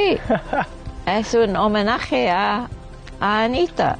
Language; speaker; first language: Spanish; non-native, learner; English